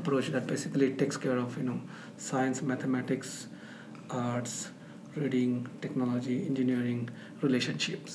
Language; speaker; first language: English; non-native, local second language; Marathi